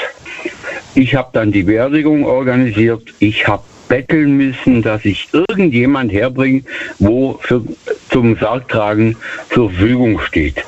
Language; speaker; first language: German; native; German